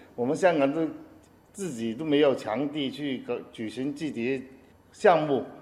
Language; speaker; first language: Chinese; non-native, fluent; Cantonese